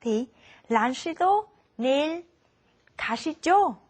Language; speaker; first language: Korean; non-native, fluent; Vietnamese